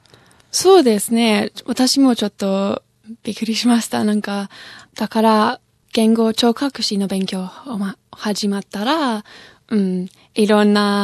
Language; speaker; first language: Japanese; non-native, fluent; English